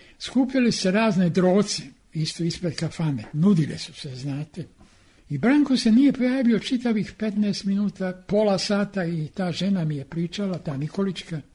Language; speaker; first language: Serbian; native; Serbian